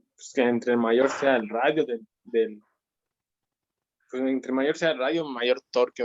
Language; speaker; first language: Spanish; native; Spanish